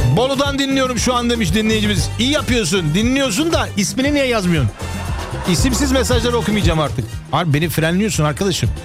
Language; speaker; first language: Turkish; early bilingual, heritage; Turkish